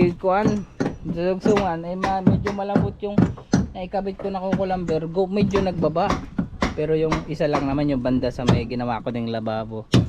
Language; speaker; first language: Filipino; native; Filipino